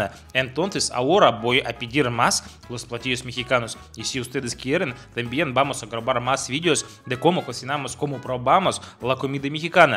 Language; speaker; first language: Spanish; non-native, fluent; Russian